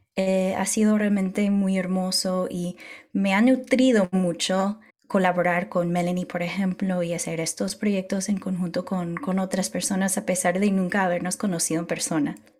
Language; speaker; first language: Spanish; non-native, fluent; English